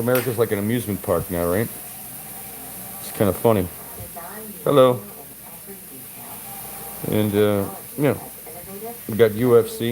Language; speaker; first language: English; native; English